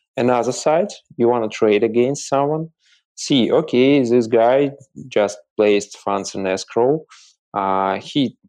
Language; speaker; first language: English; non-native, learner; Russian